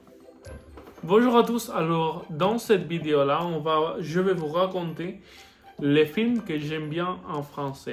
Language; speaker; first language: French; non-native, learner; Spanish